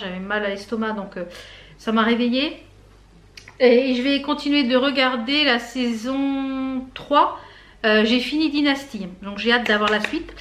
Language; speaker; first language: French; native; French